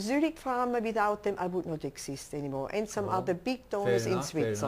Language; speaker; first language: English; non-native, local second language; German